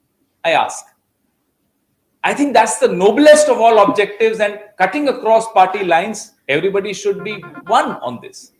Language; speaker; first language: English; non-native, local second language; Hindi